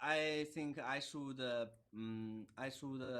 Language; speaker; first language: English; non-native, learner; Chinese